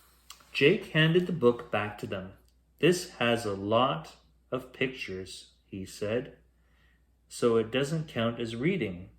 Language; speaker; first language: English; native; English